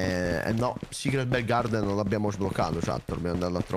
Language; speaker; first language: Italian; native; Italian